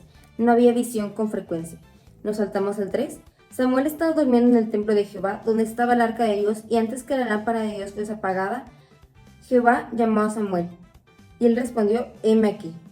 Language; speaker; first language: Spanish; native; Spanish